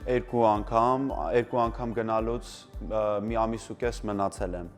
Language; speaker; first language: Armenian; early bilingual, heritage; Armenian